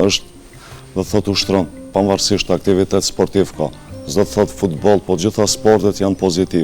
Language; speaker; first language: Albanian; native; Albanian